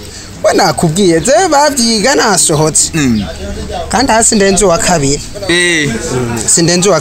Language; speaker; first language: French; non-native, learner; Rundi